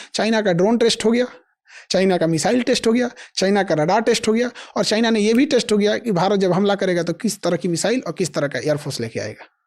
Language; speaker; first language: Hindi; native; Hindi